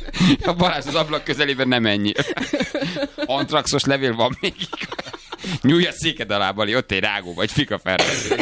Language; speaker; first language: Hungarian; native; Hungarian